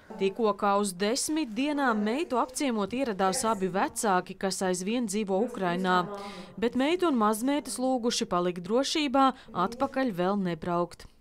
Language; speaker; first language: Latvian; native; Latvian